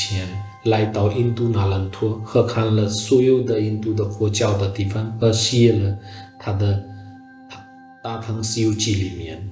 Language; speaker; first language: Chinese; non-native, learner; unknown